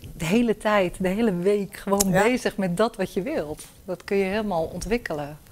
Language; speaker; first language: Dutch; native; Dutch